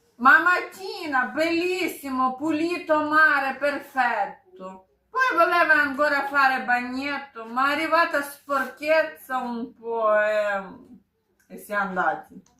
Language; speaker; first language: Italian; non-native, learner; Ukrainian